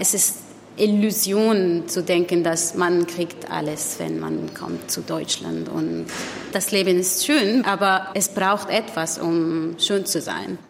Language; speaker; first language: German; non-native, learner; Arabic